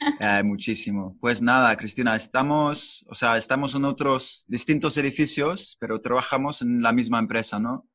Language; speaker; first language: Spanish; non-native, learner; English